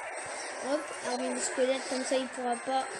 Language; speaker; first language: French; native; French